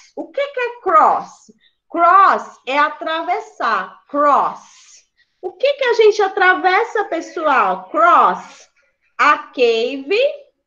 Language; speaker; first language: Portuguese; native; Portuguese